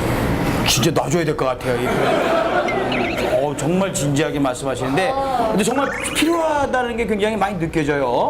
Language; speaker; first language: Korean; native; Korean